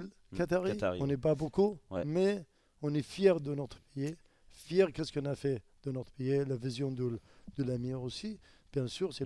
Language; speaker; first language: French; non-native, learner; Arabic